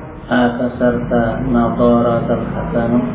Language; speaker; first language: Arabic; non-native, learner; Indonesian